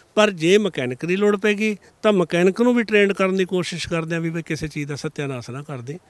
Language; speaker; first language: Punjabi; native; Punjabi